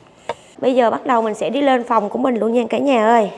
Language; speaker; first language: Vietnamese; native; Vietnamese